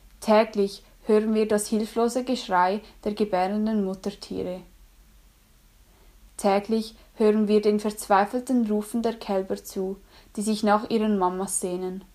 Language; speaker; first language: German; native; German